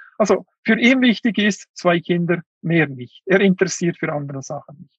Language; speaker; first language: German; non-native, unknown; Uyghur